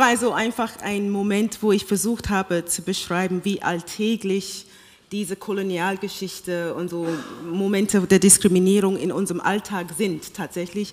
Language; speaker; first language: German; non-native, fluent; English